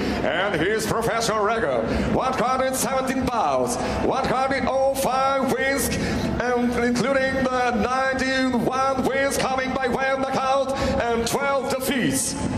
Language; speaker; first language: English; non-native, fluent; Russian